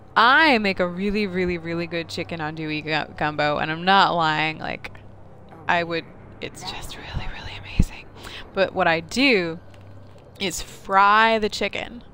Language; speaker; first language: English; native; English